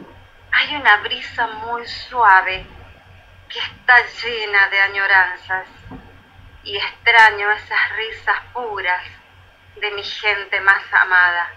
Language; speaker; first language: Spanish; native; Spanish